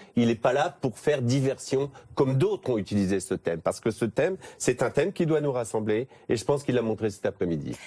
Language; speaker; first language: French; native; French